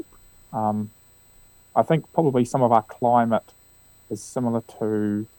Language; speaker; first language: English; native; English